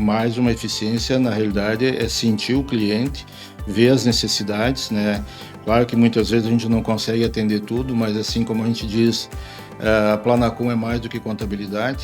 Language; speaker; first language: Portuguese; native; Portuguese